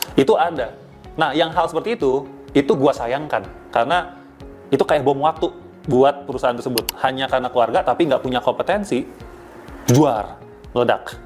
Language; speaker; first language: Indonesian; native; Indonesian